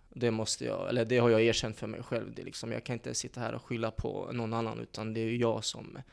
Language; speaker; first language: Swedish; early bilingual, other home language; Bosnian